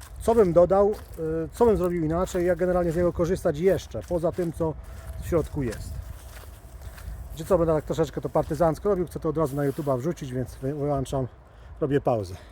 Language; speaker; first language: Polish; native; Polish